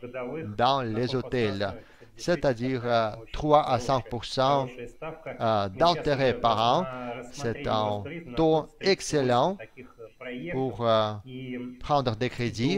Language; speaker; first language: French; non-native, fluent; Russian